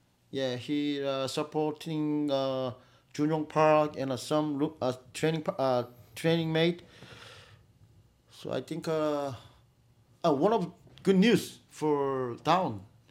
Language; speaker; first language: English; non-native, learner; Korean